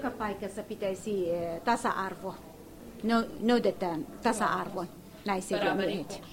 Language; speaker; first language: Finnish; non-native, learner; Kurdish